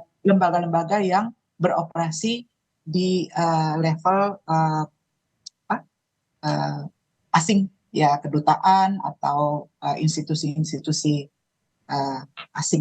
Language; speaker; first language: Indonesian; native; Indonesian